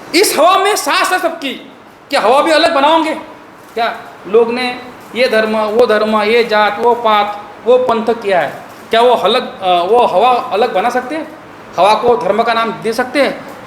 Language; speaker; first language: Hindi; non-native, local second language; Marathi